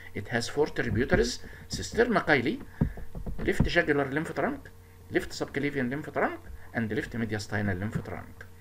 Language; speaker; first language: English; non-native, fluent; Arabic